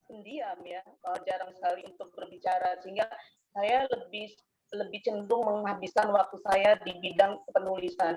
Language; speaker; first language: Indonesian; native; Indonesian